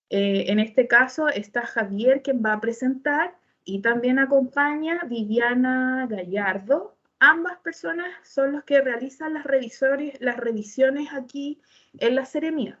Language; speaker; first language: Spanish; native; Spanish